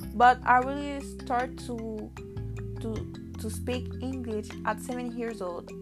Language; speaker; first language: English; non-native, learner; Haitian Creole